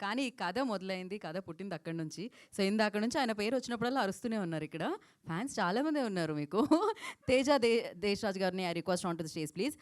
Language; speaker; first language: Telugu; native; Telugu